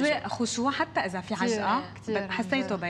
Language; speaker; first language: Arabic; native; Arabic